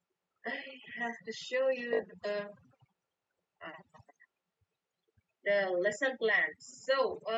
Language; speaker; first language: English; non-native, fluent; Indonesian